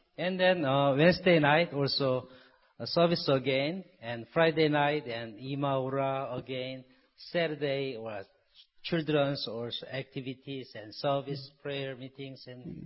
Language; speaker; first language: English; non-native, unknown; Korean